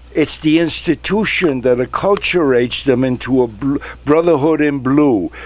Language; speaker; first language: English; non-native, fluent; Spanish